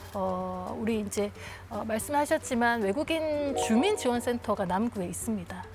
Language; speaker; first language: Korean; native; Korean